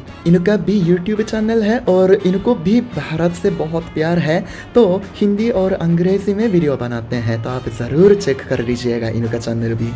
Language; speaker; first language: Hindi; non-native, fluent; Japanese